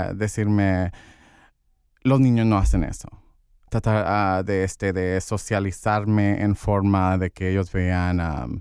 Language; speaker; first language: Spanish; early bilingual, heritage; Spanish